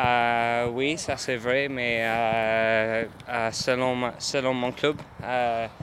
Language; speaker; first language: French; non-native, learner; English